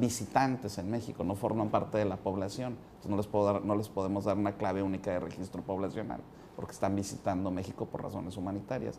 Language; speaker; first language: Spanish; native; Spanish